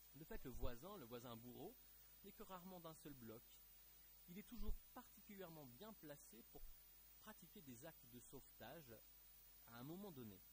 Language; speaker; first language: French; native; French